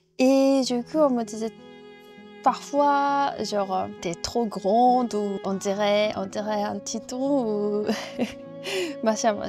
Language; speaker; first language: French; non-native, fluent; Japanese